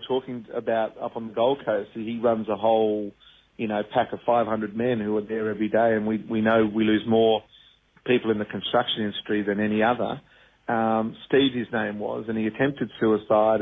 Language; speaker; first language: English; native; English